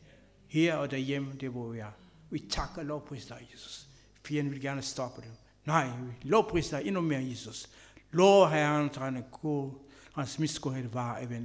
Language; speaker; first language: Danish; non-native, fluent; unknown